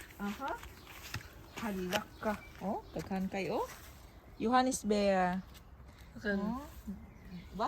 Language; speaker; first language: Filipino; non-native, local second language; Cebuano